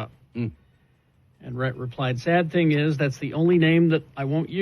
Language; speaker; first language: English; native; English